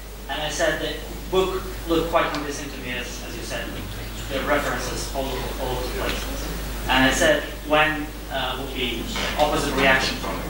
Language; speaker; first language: English; non-native, fluent; Azerbaijani